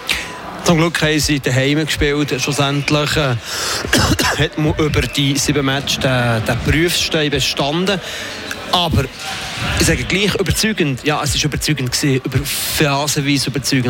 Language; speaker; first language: German; native; German